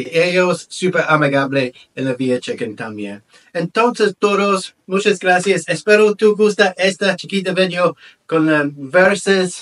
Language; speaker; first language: Spanish; non-native, learner; English